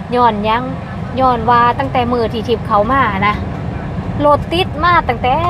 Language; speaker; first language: Lao; native; Lao